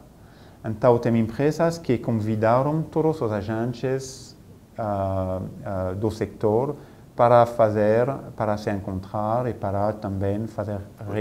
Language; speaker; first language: Portuguese; non-native, fluent; French